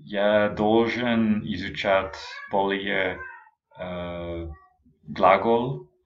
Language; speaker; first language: Russian; non-native, learner; English